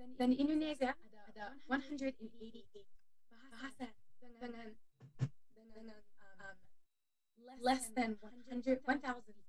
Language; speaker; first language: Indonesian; non-native, learner; English